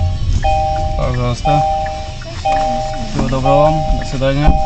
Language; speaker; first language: Russian; non-native, local second language; Kyrgyz